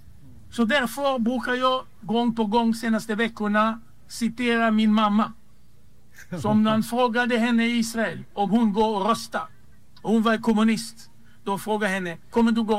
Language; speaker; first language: Swedish; non-native, fluent; Hebrew